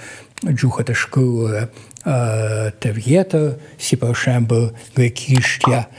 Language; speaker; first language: Albanian; non-native, fluent; Russian